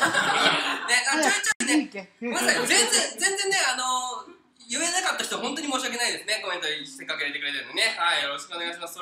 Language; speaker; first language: Japanese; native; Japanese